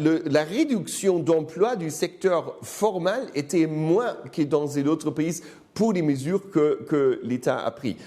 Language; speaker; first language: French; non-native, fluent; German